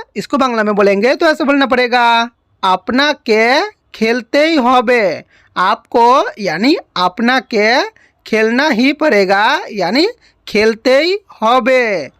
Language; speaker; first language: Hindi; native; Hindi